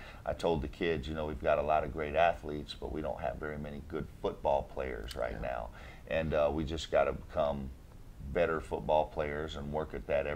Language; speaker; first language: English; native; English